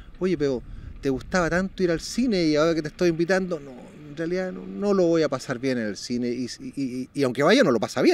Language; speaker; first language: Spanish; native; Spanish